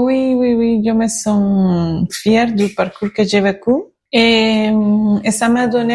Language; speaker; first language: French; non-native, learner; Spanish